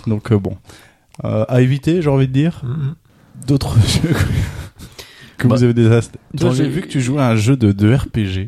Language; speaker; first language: French; native; French